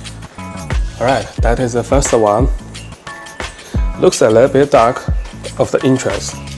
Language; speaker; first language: English; non-native, learner; Chinese